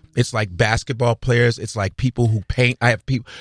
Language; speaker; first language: English; native; English